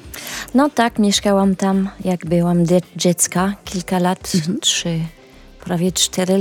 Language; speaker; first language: Polish; non-native, learner; French